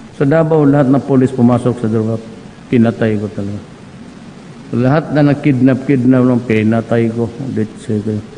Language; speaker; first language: Filipino; non-native, local second language; Cebuano